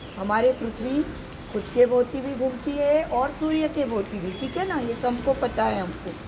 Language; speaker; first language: Hindi; non-native, local second language; Marathi